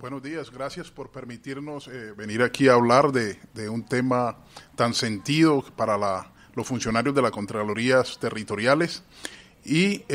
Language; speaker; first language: Spanish; native; Spanish